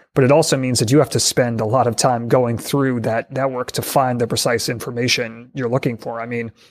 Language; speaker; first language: English; native; English